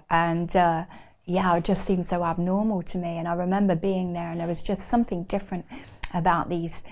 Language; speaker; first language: English; native; English